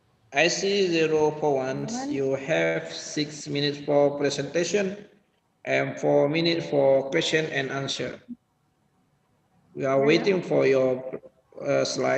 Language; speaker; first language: English; non-native, learner; Indonesian